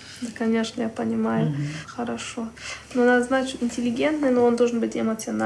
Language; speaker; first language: Russian; early bilingual, heritage; Russian